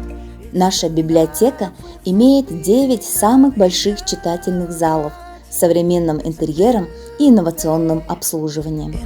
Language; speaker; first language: Russian; non-native, fluent; Mongolian